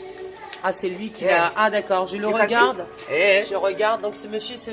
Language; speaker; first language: French; native; French